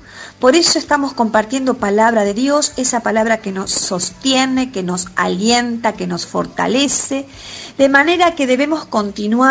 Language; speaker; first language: Spanish; native; Spanish